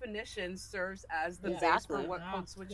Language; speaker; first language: English; native; English